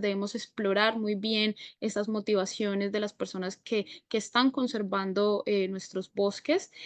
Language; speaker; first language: Spanish; native; Spanish